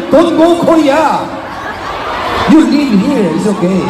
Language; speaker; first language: English; non-native, learner; Korean